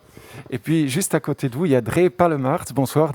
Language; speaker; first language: French; native; French